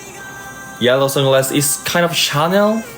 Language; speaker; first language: English; non-native, learner; Korean